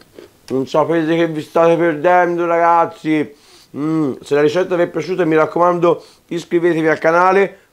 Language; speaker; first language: Italian; native; Italian